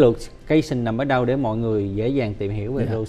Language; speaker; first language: Vietnamese; early bilingual, heritage; Vietnamese